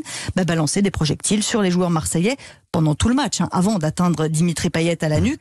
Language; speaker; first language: French; native; French